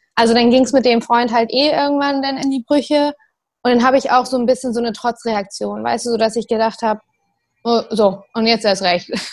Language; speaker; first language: German; native; German